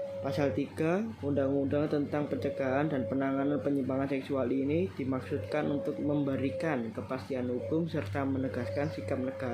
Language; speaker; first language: Indonesian; native; Indonesian